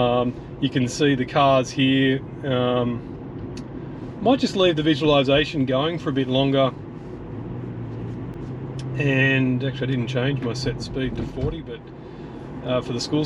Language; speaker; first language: English; native; English